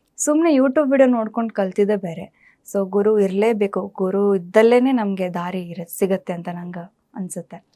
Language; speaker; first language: Kannada; native; Kannada